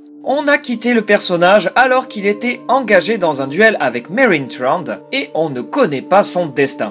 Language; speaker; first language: French; native; French